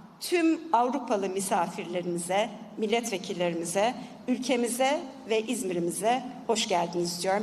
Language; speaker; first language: Turkish; native; Turkish